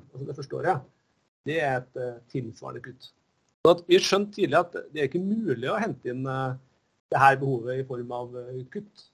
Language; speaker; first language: Norwegian; native; Norwegian